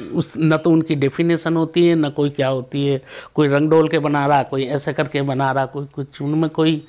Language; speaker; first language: Hindi; native; Hindi